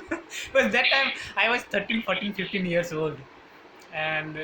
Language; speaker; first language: English; non-native, learner; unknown